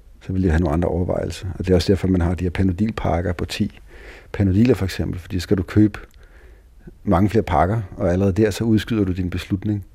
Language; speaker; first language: Danish; native; Danish